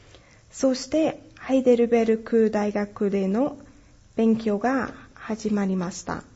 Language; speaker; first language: Japanese; non-native, fluent; German